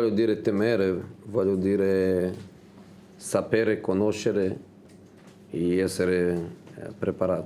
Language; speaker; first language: Italian; non-native, fluent; Portuguese